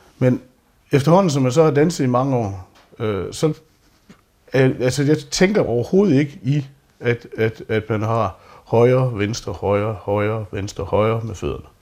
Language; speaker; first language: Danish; native; Danish